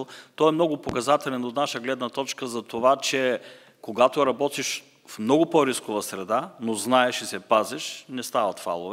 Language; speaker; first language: Bulgarian; native; Bulgarian